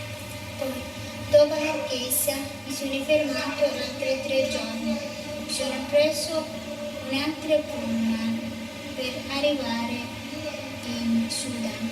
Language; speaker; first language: Italian; non-native, learner; Somali